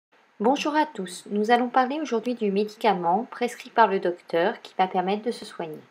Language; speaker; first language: French; native; French